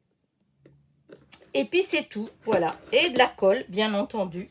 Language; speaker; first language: French; native; French